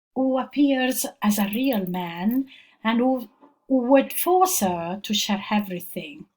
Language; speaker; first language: English; non-native, fluent; Italian